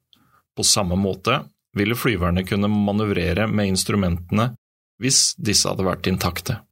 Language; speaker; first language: Norwegian; native; Norwegian